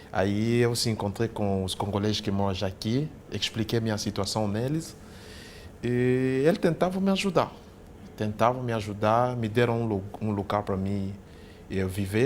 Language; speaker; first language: Portuguese; non-native, fluent; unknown